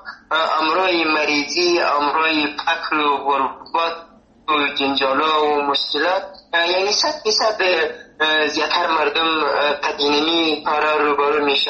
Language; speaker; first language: Persian; native; Persian